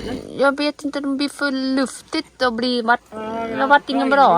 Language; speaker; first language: Swedish; non-native, learner; Thai